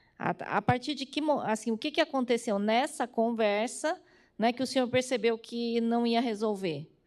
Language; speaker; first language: Portuguese; native; Portuguese